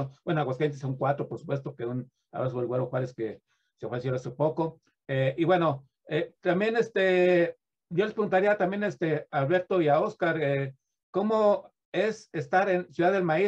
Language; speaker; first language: Spanish; native; Spanish